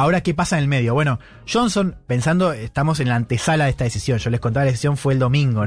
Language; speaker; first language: Spanish; native; Spanish